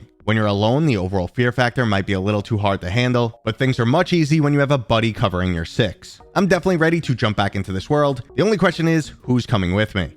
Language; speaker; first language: English; native; English